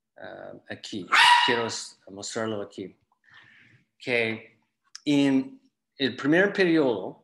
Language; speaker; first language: Spanish; non-native, fluent; English